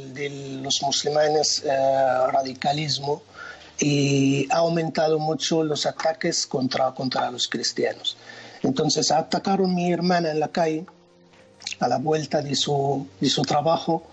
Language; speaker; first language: Spanish; non-native, fluent; Arabic